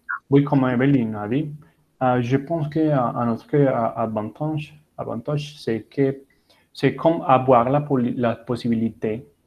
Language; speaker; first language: French; non-native, learner; Spanish